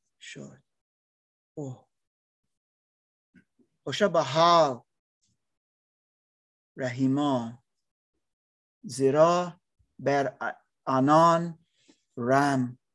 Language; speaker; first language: Persian; non-native, learner; English